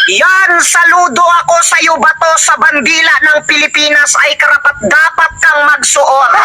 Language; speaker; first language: Filipino; native; Filipino